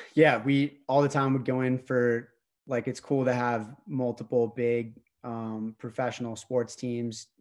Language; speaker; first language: English; native; English